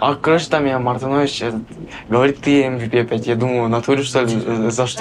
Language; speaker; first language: Russian; native; Russian